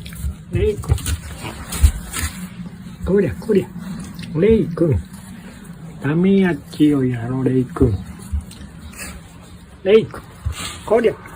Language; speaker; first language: Japanese; native; Japanese